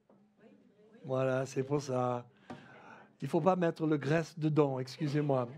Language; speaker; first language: French; non-native, fluent; English